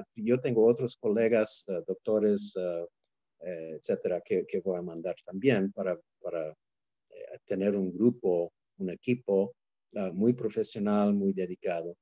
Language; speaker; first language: Spanish; non-native, fluent; English